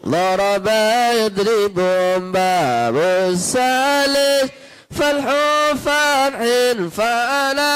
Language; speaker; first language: Arabic; non-native, fluent; Indonesian